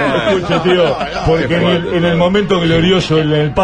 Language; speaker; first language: Spanish; native; Spanish